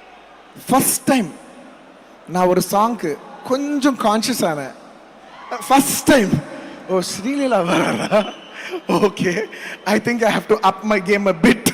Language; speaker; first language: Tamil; non-native, local second language; Telugu